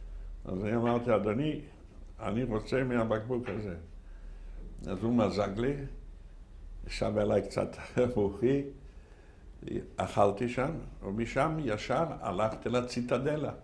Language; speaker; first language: Hebrew; non-native, fluent; Yiddish